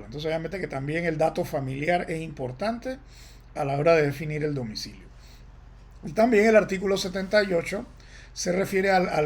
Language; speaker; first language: Spanish; native; Spanish